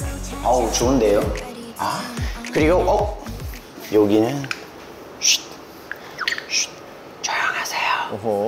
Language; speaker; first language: Korean; non-native, fluent; English